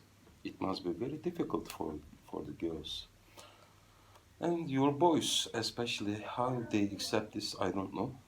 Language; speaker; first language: English; non-native, fluent; Turkish